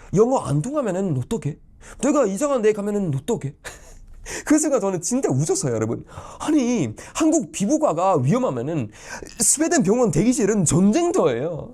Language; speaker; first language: Korean; non-native, fluent; Swedish